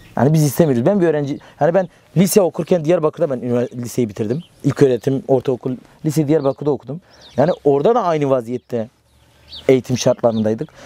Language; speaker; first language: Turkish; non-native, local second language; Kurdish